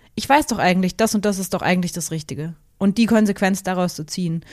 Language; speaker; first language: German; native; German